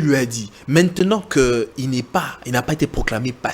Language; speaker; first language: French; non-native, local second language; Lingala